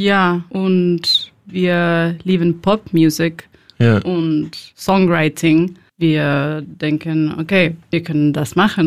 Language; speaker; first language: German; non-native, learner; Spanish